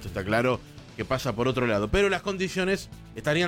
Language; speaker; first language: Spanish; native; Spanish